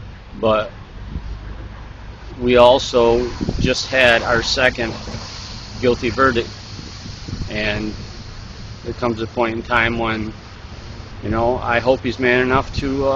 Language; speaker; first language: English; native; English